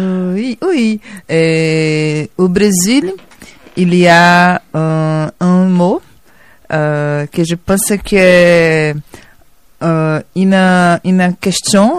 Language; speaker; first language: French; non-native, learner; Portuguese